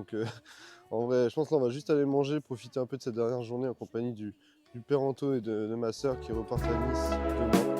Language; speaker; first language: French; native; French